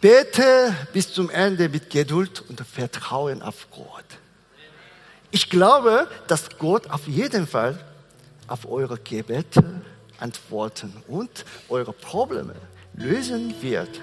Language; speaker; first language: German; non-native, fluent; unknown